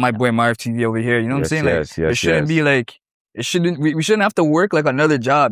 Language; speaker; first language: English; native; English